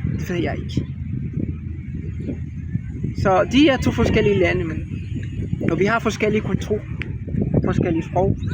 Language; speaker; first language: Danish; non-native, learner; Spanish